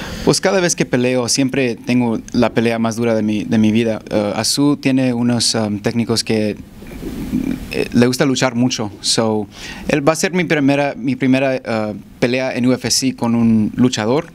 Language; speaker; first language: Spanish; early bilingual, heritage; Spanish